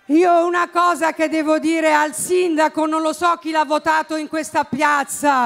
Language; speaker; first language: Italian; non-native, fluent; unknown